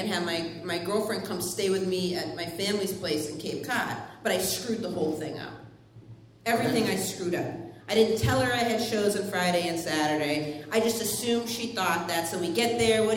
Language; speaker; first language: English; native; English